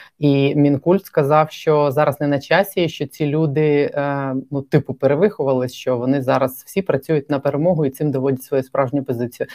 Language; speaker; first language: Ukrainian; native; Ukrainian